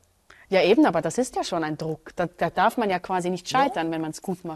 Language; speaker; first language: German; native; German